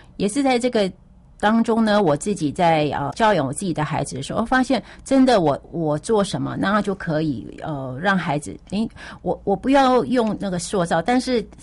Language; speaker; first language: Chinese; native; Chinese